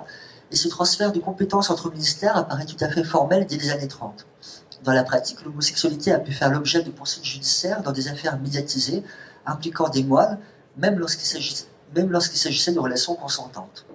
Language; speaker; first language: French; native; French